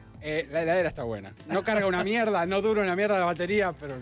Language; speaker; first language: Spanish; native; Spanish